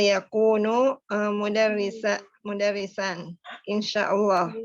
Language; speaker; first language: Arabic; non-native, learner; Indonesian